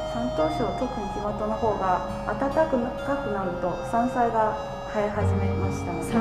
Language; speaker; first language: Japanese; non-native, fluent; Chinese